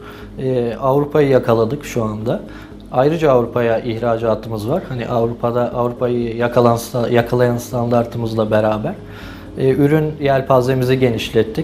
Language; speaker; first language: Turkish; native; Turkish